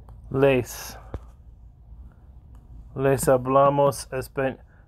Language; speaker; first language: Spanish; non-native, learner; English